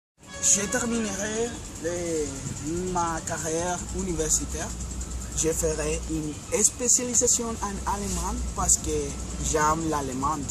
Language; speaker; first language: French; non-native, learner; Spanish